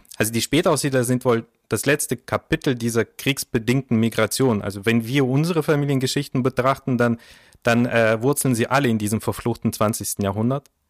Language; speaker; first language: German; early bilingual, other home language; Russian